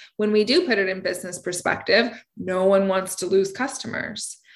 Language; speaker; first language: English; native; English